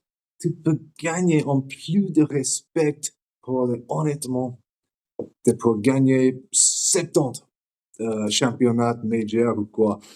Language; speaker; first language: French; non-native, learner; English